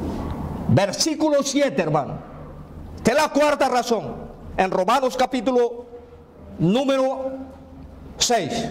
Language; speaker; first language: Spanish; native; Spanish